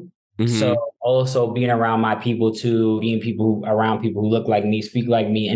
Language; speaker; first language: English; native; English